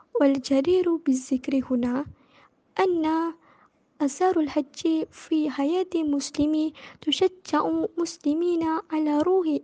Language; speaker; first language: Arabic; non-native, learner; Malay